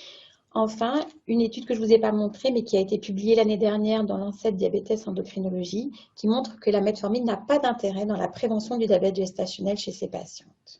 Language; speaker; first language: French; native; French